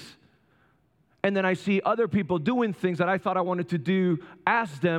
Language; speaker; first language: English; non-native, fluent; Spanish